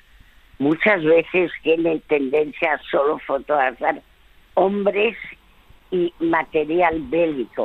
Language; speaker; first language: Spanish; early bilingual, other home language; French